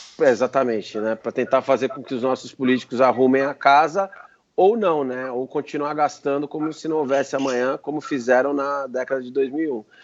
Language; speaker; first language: Portuguese; native; Portuguese